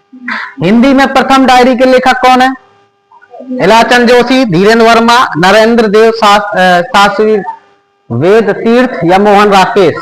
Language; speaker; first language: Hindi; native; Hindi